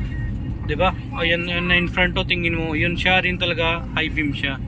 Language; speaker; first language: Filipino; non-native, learner; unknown